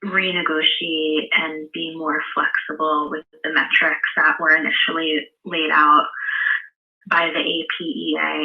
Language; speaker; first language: English; native; English